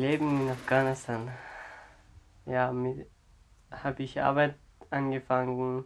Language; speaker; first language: German; non-native, learner; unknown